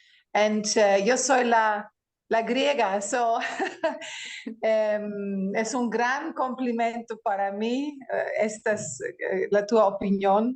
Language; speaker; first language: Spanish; non-native, learner; Greek